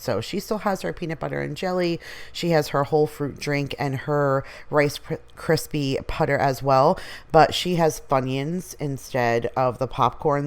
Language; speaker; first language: English; native; English